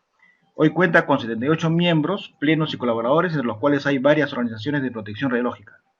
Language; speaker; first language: Spanish; native; Spanish